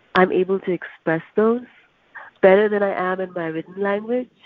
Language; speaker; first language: English; non-native, local second language; Urdu